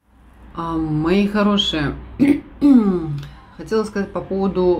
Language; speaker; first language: Russian; native; Russian